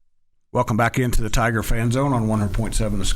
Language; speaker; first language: English; native; English